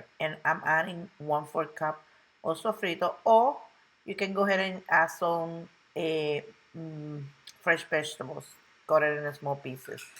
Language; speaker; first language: English; non-native, local second language; Spanish